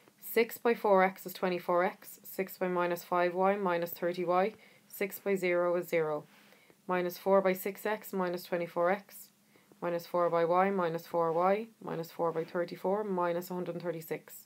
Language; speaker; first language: English; native; English